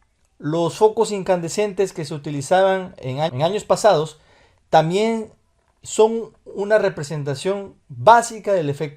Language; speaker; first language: Spanish; native; Spanish